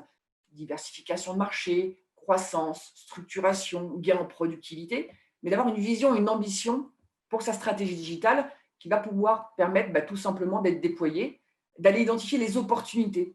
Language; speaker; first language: French; native; French